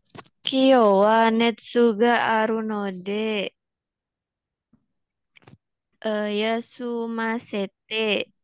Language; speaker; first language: Japanese; non-native, learner; Indonesian